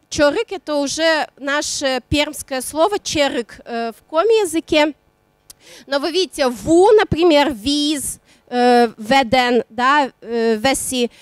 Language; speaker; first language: Russian; non-native, local second language; Udmurt